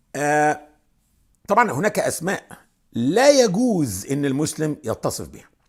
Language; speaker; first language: Arabic; native; Arabic